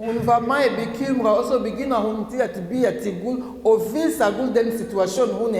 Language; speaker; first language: Danish; non-native, learner; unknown